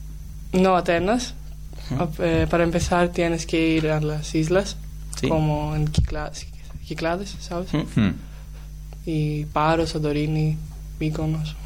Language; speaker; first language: Spanish; non-native, learner; Greek